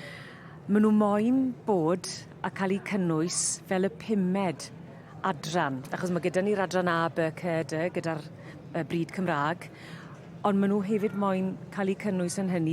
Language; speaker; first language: Welsh; native; Welsh